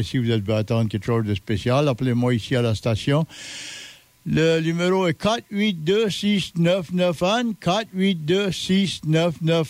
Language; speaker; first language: French; native; French